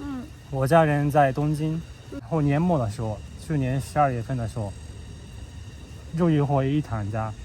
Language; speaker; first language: Chinese; non-native, fluent; Japanese